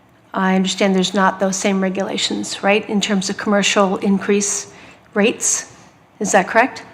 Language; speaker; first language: English; native; English